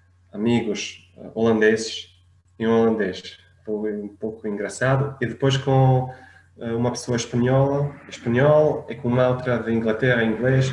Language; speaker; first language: Portuguese; non-native, fluent; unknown